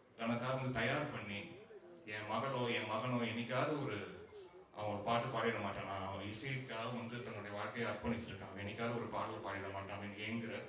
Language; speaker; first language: Tamil; native; Tamil